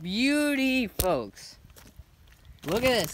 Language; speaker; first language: English; native; English